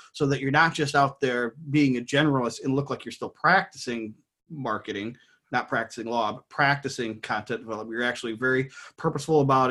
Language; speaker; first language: English; native; English